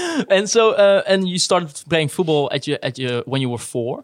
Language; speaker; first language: English; non-native, fluent; Dutch